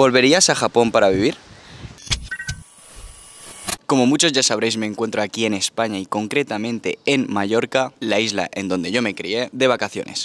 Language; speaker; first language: Spanish; native; Spanish